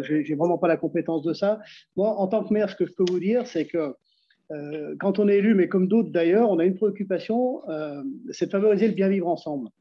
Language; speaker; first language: French; native; French